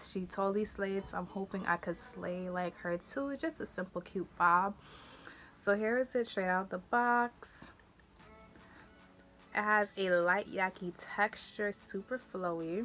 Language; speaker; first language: English; native; English